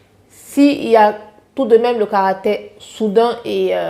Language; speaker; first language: French; native; French